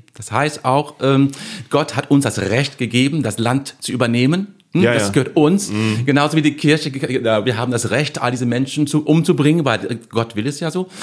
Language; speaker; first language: German; non-native, fluent; English